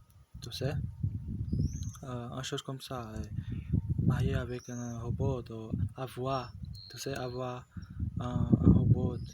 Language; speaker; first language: French; non-native, learner; Portuguese